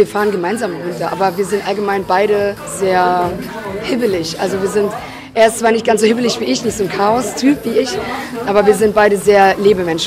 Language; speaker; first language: German; native; German